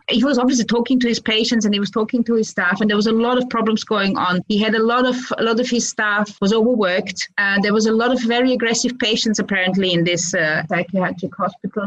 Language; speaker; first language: English; early bilingual, other home language; Croatian